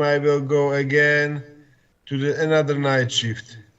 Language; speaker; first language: English; non-native, fluent; Slovak